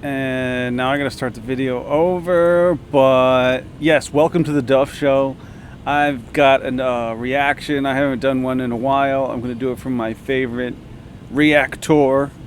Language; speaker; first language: English; native; English